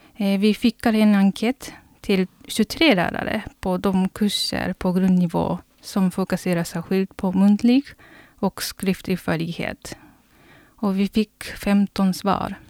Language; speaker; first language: Swedish; non-native, fluent; Japanese